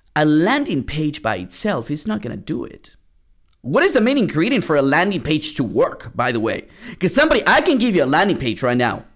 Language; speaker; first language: English; early bilingual, other home language; Spanish